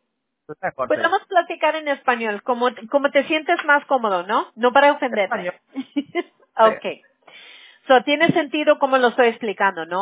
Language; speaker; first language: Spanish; early bilingual, heritage; Spanish